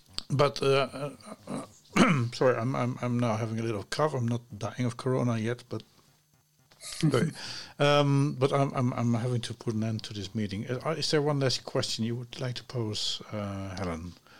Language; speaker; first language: English; non-native, fluent; Dutch